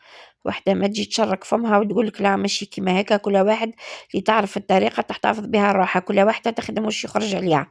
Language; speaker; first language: Arabic; native; Arabic